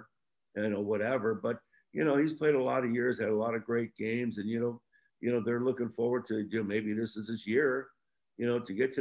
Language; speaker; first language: English; native; English